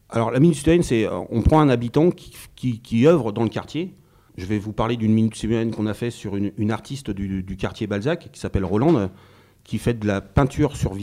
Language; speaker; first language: French; native; French